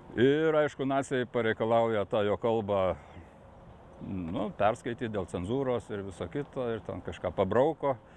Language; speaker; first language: Lithuanian; native; Lithuanian